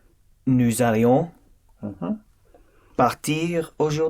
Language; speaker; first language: French; non-native, learner; English